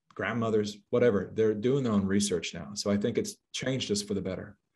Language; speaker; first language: English; native; English